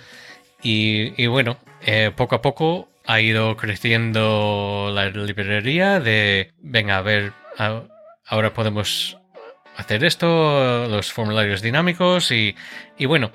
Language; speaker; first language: Spanish; non-native, fluent; English